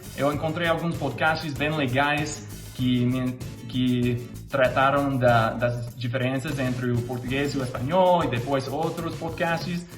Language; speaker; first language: Portuguese; non-native, fluent; English